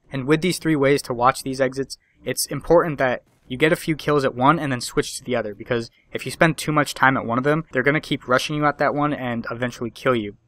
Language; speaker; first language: English; native; English